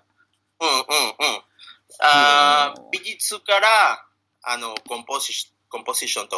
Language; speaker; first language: Japanese; non-native, learner; Spanish